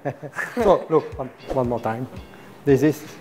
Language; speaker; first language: English; non-native, learner; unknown